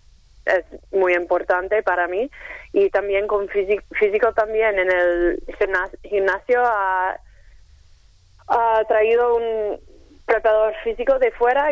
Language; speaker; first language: Spanish; non-native, fluent; English